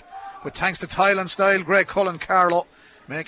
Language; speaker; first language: English; native; English